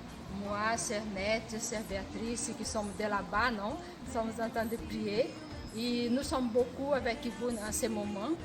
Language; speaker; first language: French; non-native, fluent; Portuguese